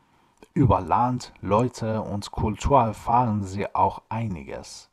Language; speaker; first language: German; non-native, fluent; Persian